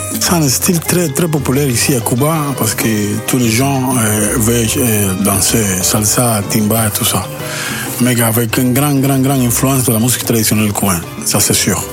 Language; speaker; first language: French; non-native, learner; Spanish